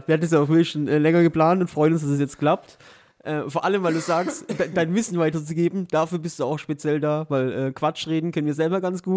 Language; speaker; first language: German; native; German